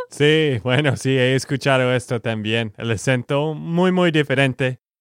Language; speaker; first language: Spanish; non-native, learner; English